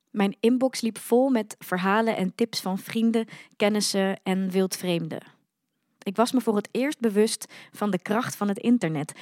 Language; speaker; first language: Dutch; early bilingual, other home language; Arabic